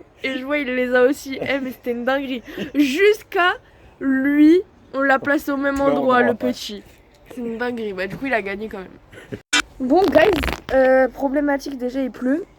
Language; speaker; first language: French; native; French